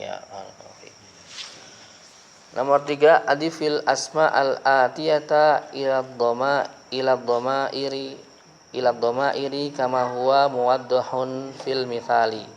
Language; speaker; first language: Arabic; non-native, fluent; Indonesian